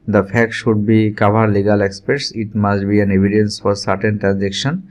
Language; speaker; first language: English; non-native, local second language; Bangla